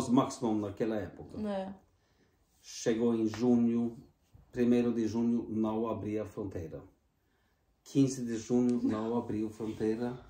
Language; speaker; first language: Portuguese; non-native, fluent; Norwegian